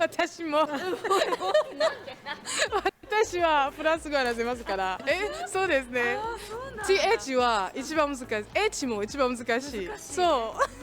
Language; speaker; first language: Japanese; non-native, learner; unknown